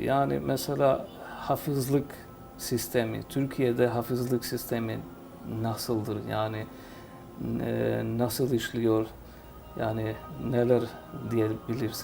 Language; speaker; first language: Turkish; non-native, fluent; Albanian